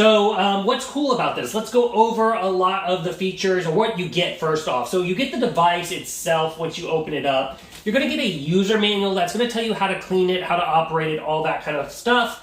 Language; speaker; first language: English; native; English